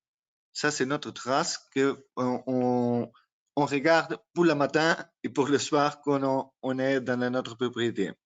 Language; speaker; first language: French; non-native, learner; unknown